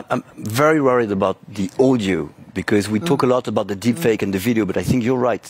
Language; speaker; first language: English; non-native, fluent; French